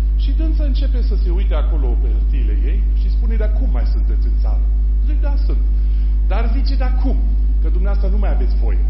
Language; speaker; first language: Romanian; non-native, fluent; German